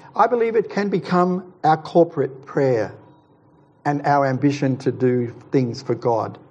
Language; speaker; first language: English; native; English